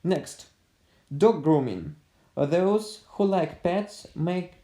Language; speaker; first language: English; non-native, fluent; Russian